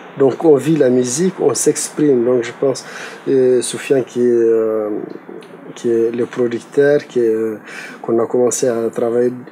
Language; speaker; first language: French; non-native, local second language; Tamasheq